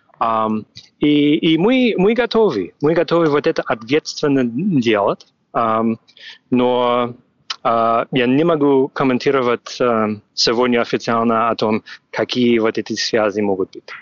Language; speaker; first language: Russian; non-native, fluent; English